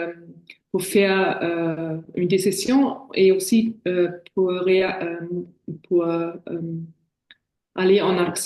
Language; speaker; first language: French; non-native, fluent; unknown